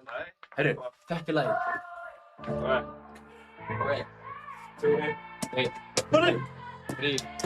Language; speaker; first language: Icelandic; native; Icelandic